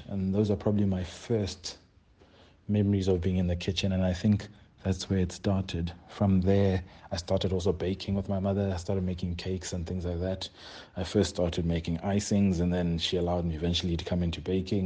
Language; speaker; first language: English; non-native, local second language; Xhosa